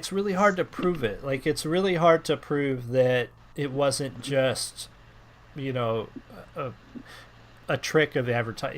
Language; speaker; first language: English; native; English